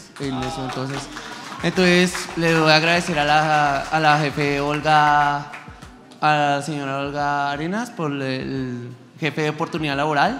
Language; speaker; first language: Spanish; native; Spanish